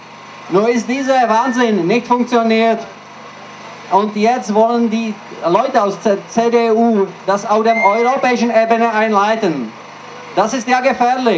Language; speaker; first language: German; non-native, fluent; Czech